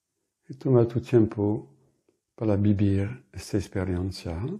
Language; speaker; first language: Spanish; non-native, fluent; French